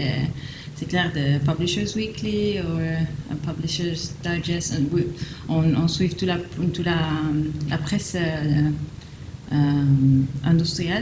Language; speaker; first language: French; non-native, fluent; Italian